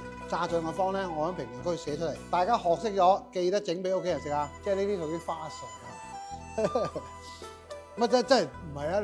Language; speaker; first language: Cantonese; native; Cantonese